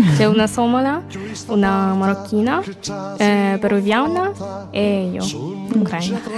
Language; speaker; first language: Italian; non-native, fluent; Ukrainian